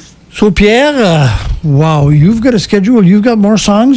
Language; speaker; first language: English; early bilingual, other home language; French